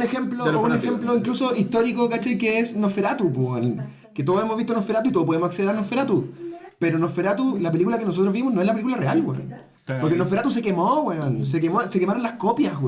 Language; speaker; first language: Spanish; native; Spanish